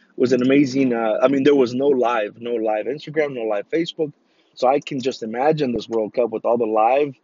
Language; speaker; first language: English; early bilingual, other home language; Spanish